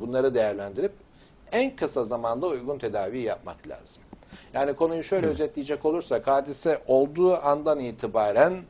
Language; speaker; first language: Turkish; native; Turkish